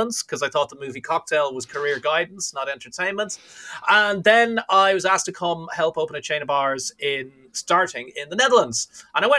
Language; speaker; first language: English; native; English